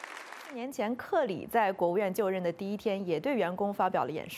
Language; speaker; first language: Chinese; native; Chinese